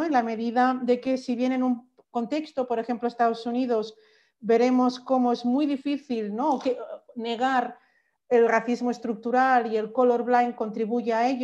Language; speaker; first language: Spanish; native; Spanish